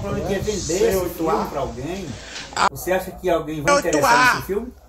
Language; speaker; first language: Portuguese; native; Portuguese